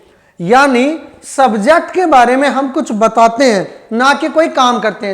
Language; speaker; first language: Hindi; native; Hindi